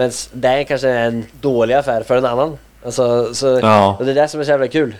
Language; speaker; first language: Swedish; native; Swedish